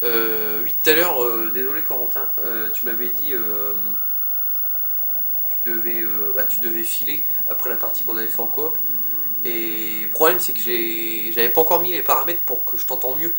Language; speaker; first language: French; native; French